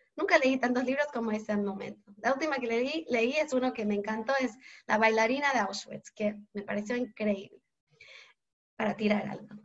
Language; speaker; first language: Spanish; non-native, fluent; English